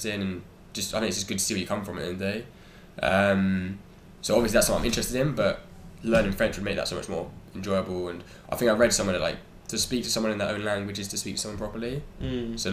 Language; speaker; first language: English; native; English